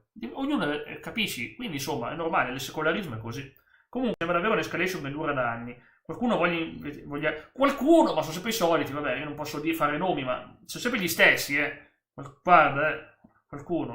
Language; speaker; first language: Italian; native; Italian